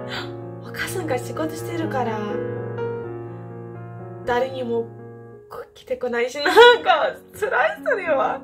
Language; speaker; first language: Japanese; non-native, fluent; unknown